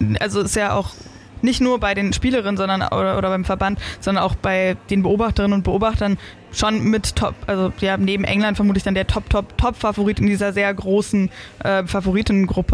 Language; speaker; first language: German; native; German